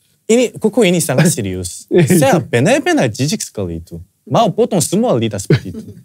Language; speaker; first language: Indonesian; non-native, fluent; Korean